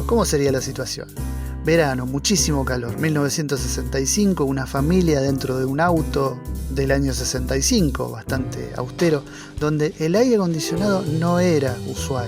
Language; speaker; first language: Spanish; native; Spanish